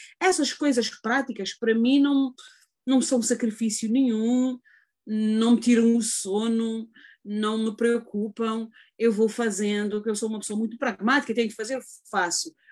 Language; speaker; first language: Portuguese; native; Portuguese